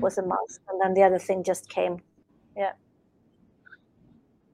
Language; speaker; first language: English; non-native, fluent; Swedish